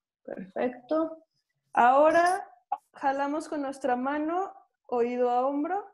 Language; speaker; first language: Spanish; native; Spanish